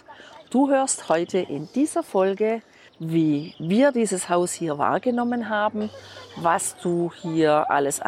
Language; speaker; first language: German; native; German